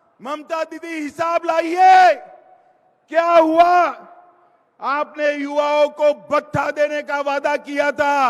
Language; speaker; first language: Hindi; non-native, local second language; Gujarati